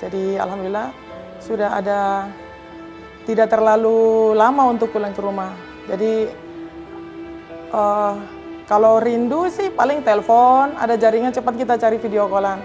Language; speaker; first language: Indonesian; native; Indonesian